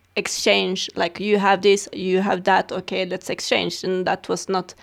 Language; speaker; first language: English; non-native, fluent; Swedish